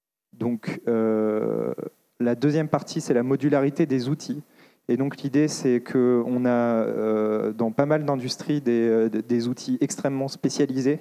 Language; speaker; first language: French; native; French